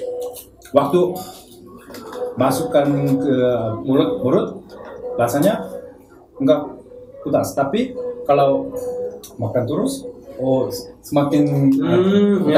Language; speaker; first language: Indonesian; non-native, learner; Korean